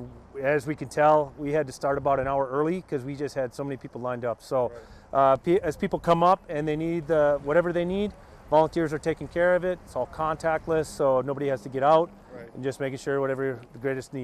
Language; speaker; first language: English; native; English